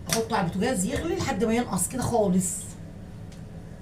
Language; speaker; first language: Arabic; native; Arabic